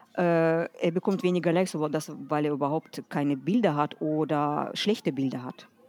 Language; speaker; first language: German; non-native, fluent; Russian